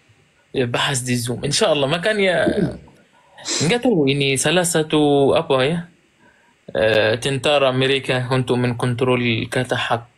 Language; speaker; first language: Indonesian; non-native, fluent; Arabic